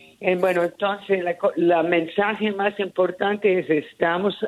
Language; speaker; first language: Spanish; early bilingual, heritage; Spanish